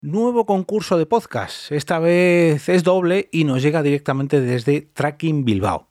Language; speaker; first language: Spanish; native; Spanish